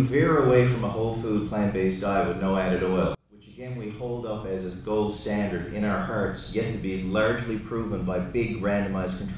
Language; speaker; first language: English; native; English